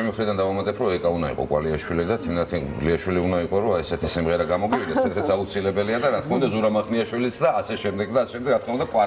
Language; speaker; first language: Georgian; native; Georgian